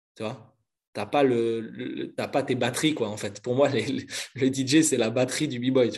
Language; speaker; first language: French; native; French